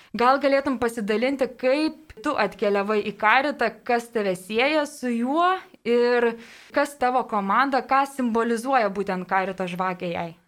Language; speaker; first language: Lithuanian; native; Lithuanian